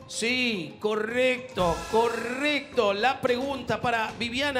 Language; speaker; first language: Spanish; native; Spanish